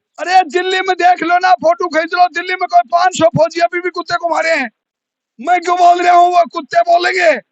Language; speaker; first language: Hindi; native; Hindi